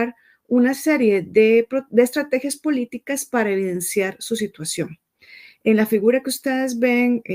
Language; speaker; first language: Spanish; native; Spanish